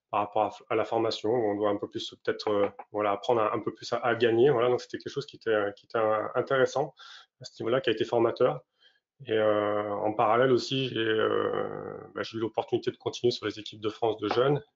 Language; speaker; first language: French; native; French